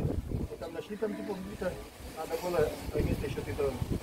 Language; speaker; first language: Russian; non-native, fluent; Lithuanian